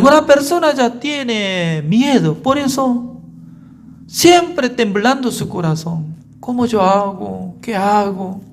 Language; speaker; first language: Spanish; non-native, fluent; Korean